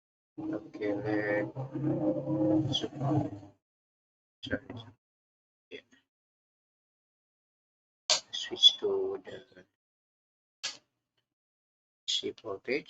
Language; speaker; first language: English; non-native, learner; Indonesian